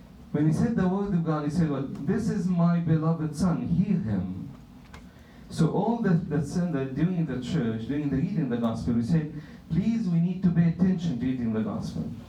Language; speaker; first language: English; non-native, fluent; Arabic